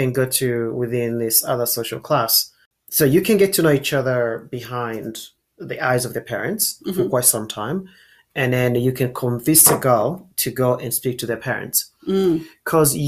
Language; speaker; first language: English; non-native, local second language; Kinyarwanda